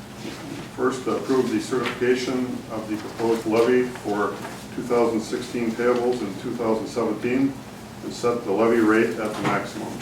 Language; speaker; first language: English; native; English